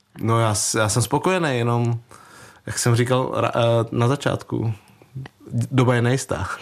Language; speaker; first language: Czech; early bilingual, other home language; Vietnamese